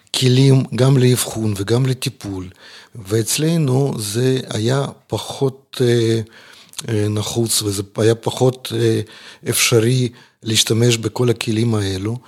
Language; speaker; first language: Hebrew; non-native, fluent; Russian